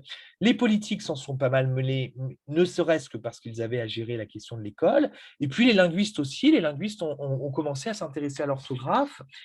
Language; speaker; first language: French; native; French